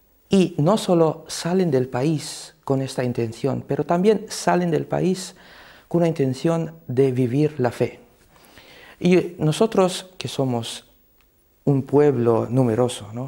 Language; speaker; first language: Spanish; non-native, fluent; Cebuano